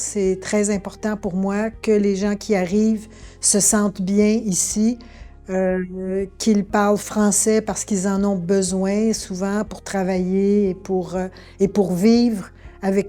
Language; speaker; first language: French; native; French